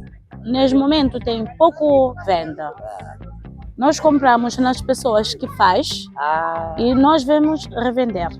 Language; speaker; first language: Portuguese; non-native, local second language; Kabuverdianu